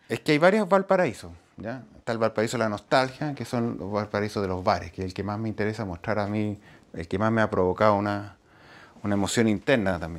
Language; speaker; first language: Spanish; native; Spanish